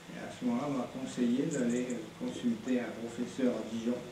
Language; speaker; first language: French; native; French